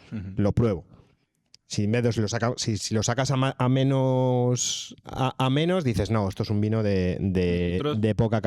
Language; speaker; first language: Spanish; native; Spanish